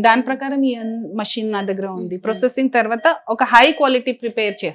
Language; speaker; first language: Telugu; non-native, fluent; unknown